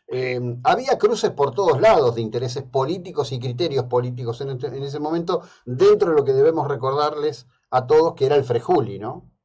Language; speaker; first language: Spanish; native; Spanish